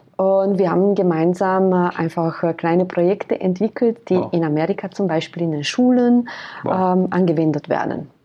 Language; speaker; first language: German; non-native, fluent; Hungarian